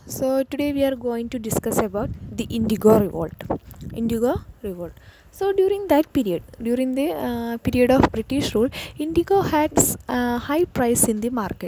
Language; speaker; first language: English; non-native, local second language; Malayalam